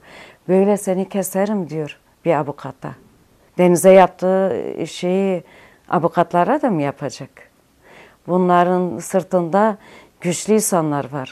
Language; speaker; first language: Turkish; non-native, local second language; Kurdish